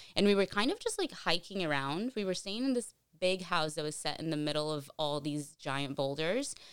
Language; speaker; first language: English; early bilingual, other home language; Portuguese